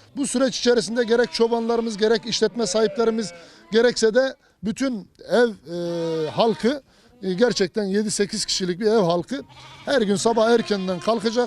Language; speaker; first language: Turkish; native; Turkish